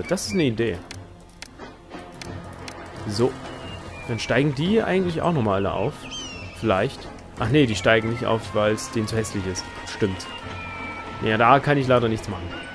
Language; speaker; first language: German; native; German